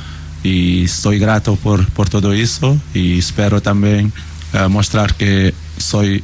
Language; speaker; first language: Spanish; non-native, learner; Portuguese